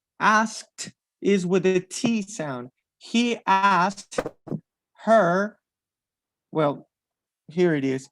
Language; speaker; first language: English; non-native, fluent; Spanish